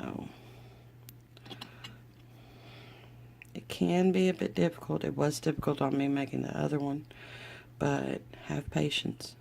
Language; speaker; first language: English; native; English